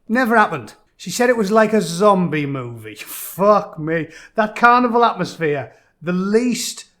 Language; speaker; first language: English; native; English